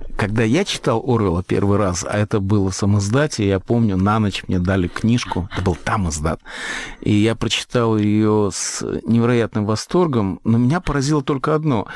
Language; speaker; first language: Russian; native; Russian